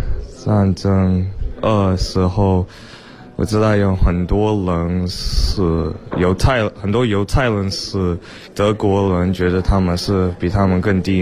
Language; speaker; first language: Chinese; early bilingual, heritage; Chinese